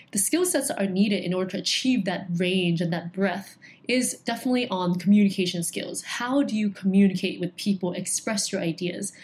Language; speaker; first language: English; non-native, local second language; Cantonese